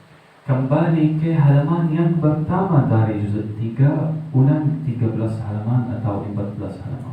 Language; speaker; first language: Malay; non-native, learner; Arabic